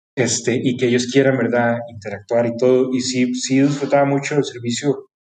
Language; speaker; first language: Spanish; native; Spanish